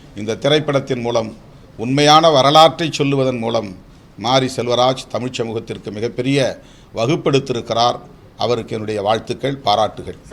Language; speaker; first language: Tamil; native; Tamil